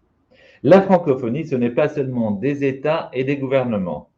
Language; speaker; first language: French; native; French